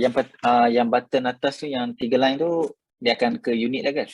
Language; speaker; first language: Malay; native; Malay